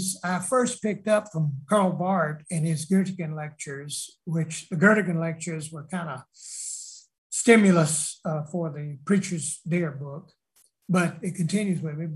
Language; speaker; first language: English; native; English